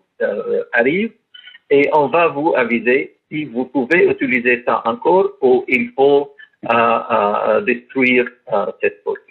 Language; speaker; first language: French; non-native, learner; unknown